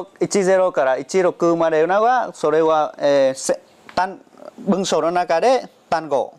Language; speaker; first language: Japanese; non-native, learner; Vietnamese